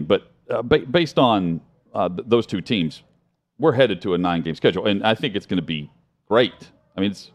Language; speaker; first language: English; native; English